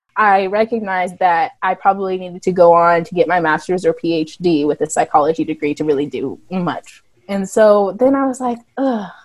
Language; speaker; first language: English; native; English